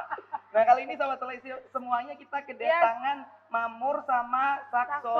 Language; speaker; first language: Indonesian; native; Indonesian